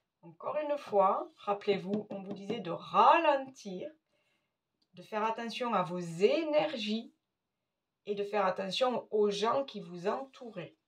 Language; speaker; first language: French; native; French